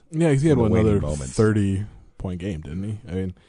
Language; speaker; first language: English; native; English